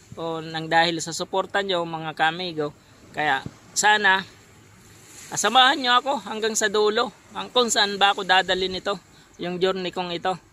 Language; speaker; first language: Filipino; non-native, local second language; Bikol